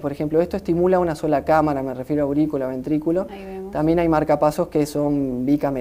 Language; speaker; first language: Spanish; native; Spanish